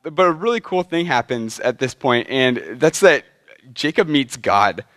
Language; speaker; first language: English; native; English